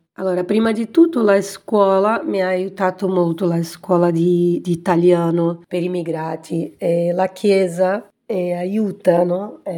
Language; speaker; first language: Italian; non-native, fluent; Portuguese